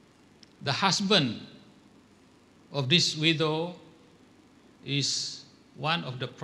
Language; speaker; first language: English; non-native, local second language; Malay